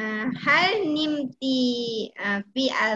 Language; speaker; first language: Arabic; non-native, learner; Malay